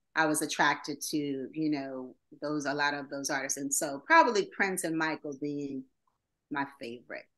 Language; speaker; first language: English; native; English